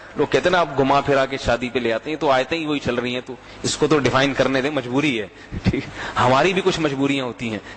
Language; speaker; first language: Urdu; native; Urdu